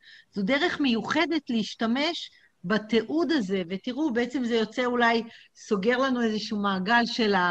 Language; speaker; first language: Hebrew; native; Hebrew